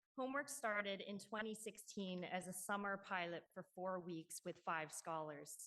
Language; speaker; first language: English; non-native, local second language; Cantonese